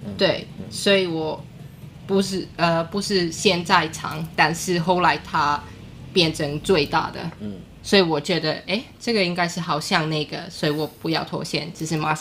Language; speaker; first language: Chinese; non-native, learner; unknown